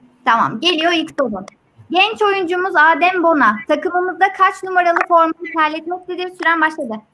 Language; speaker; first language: Turkish; native; Turkish